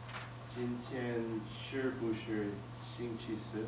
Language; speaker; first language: Chinese; non-native, learner; English